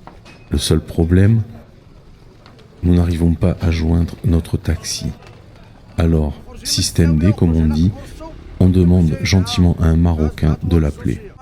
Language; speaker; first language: French; native; French